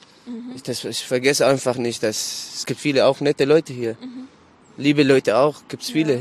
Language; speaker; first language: German; non-native, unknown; Arabic